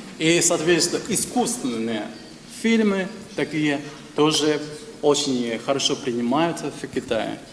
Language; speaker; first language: Russian; non-native, fluent; Chinese